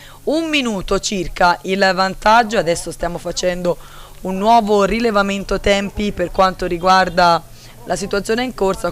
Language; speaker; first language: Italian; native; Italian